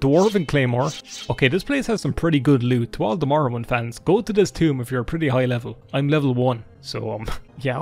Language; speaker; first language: English; native; English